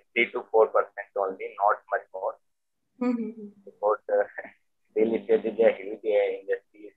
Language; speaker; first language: English; non-native, local second language; Hindi